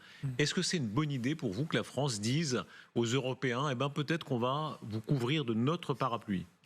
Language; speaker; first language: French; native; French